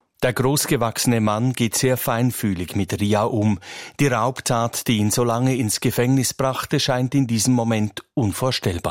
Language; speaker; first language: German; native; German